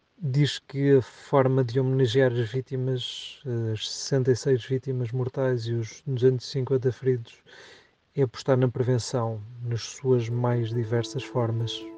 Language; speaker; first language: Portuguese; native; Portuguese